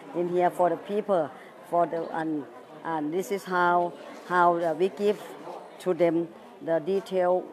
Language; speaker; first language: English; non-native, fluent; Thai